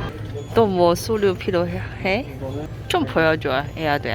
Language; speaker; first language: Korean; non-native, learner; Chinese